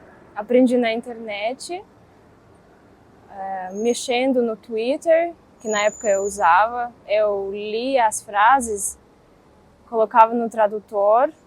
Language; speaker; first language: Portuguese; non-native, fluent; Russian